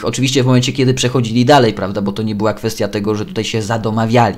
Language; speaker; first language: Polish; native; Polish